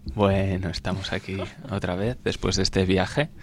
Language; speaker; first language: Spanish; native; Spanish